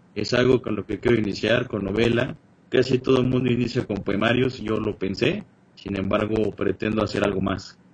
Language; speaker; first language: Spanish; native; Spanish